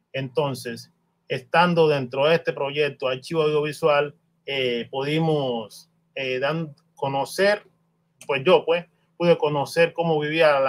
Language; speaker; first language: Spanish; non-native, local second language; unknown